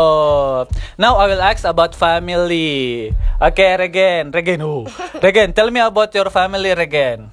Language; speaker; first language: English; non-native, learner; Indonesian